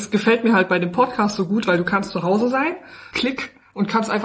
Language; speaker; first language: German; native; German